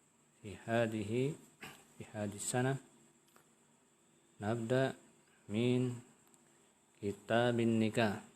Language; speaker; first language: Arabic; non-native, fluent; Indonesian